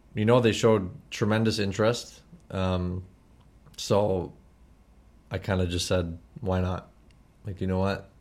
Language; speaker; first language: English; native; English